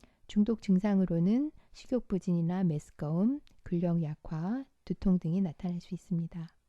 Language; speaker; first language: Korean; native; Korean